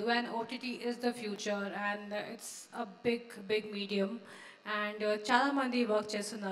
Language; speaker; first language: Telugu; non-native, fluent; Hindi